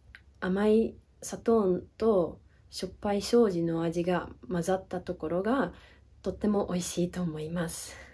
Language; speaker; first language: Japanese; non-native, fluent; Dutch